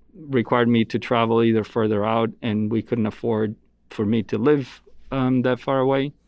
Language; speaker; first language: English; non-native, fluent; Italian